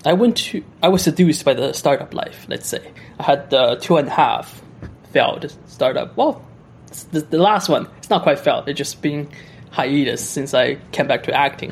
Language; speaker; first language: English; non-native, fluent; Chinese